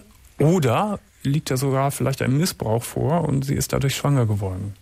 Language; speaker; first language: German; native; German